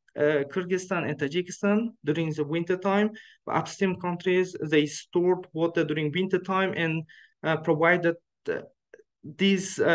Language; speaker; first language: English; non-native, fluent; Uzbek